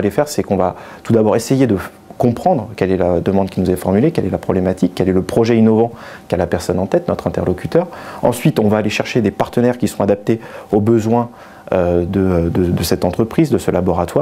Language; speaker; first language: French; native; French